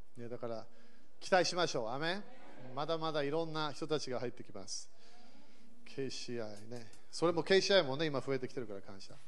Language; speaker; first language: Japanese; early bilingual, other home language; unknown